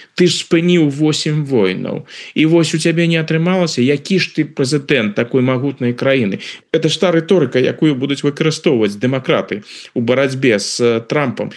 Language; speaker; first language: Belarusian; native; Belarusian